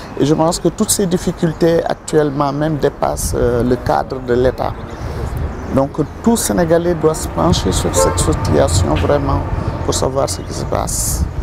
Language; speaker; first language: French; non-native, local second language; Wolof